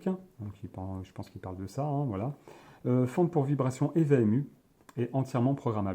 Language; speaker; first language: French; native; French